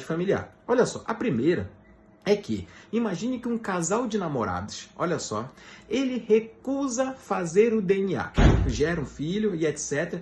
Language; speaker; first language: Portuguese; native; Portuguese